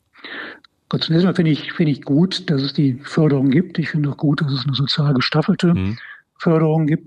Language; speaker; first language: German; native; German